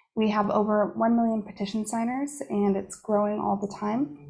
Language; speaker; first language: English; native; English